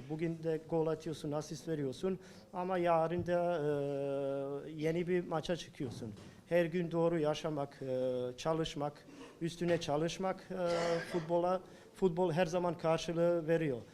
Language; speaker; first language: Turkish; non-native, learner; Bosnian